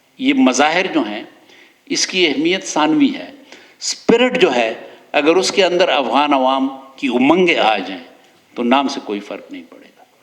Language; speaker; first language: Urdu; non-native, local second language; Pashto